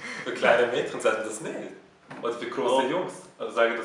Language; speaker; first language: German; native; German